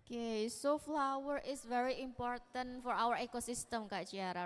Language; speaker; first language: English; non-native, learner; Indonesian